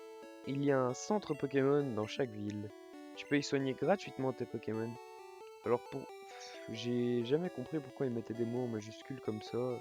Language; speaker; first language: French; native; French